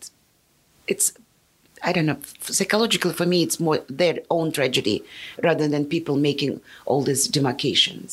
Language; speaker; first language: English; non-native, fluent; Yakut